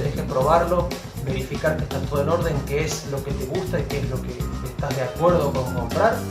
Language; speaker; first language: Spanish; native; Spanish